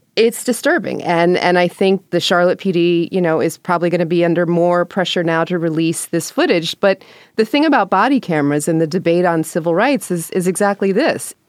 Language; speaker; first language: English; native; English